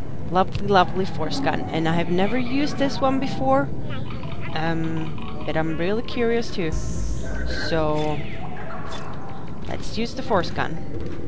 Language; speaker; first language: English; non-native, fluent; Swedish